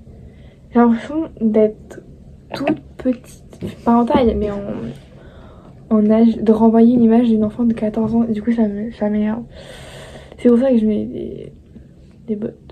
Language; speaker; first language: French; native; French